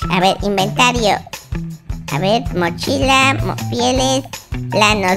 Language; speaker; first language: Spanish; native; Spanish